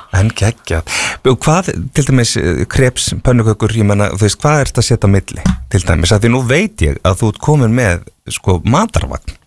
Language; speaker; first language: Icelandic; native; Icelandic